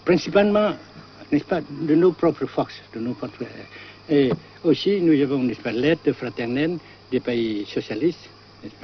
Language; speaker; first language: French; non-native, local second language; Vietnamese